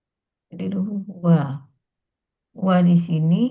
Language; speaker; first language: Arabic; non-native, learner; Indonesian